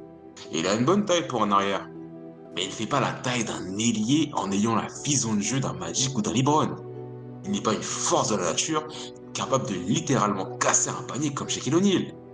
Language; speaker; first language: French; native; French